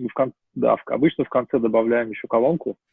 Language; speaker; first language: Russian; native; Russian